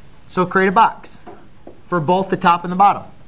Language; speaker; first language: English; native; English